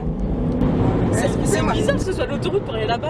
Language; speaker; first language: French; native; French